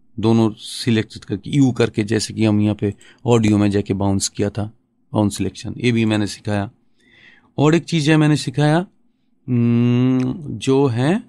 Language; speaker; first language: Hindi; non-native, local second language; Bangla